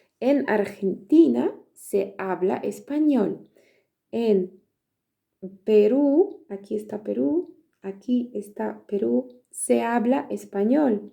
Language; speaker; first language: Spanish; non-native, fluent; Polish